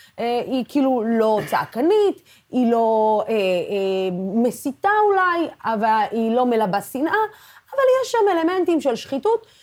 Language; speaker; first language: Hebrew; non-native, local second language; Arabic